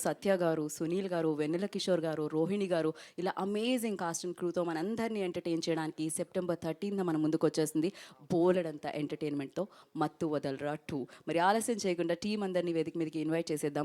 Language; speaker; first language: Telugu; native; Telugu